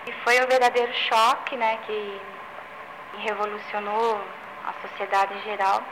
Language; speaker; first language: Portuguese; native; Portuguese